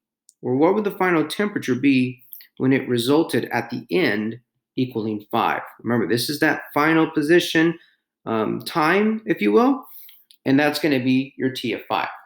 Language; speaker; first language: English; native; English